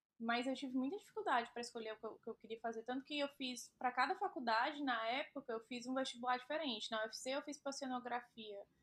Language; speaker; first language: Portuguese; native; Portuguese